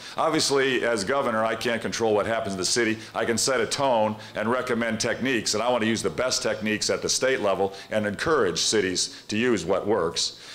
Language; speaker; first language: English; native; English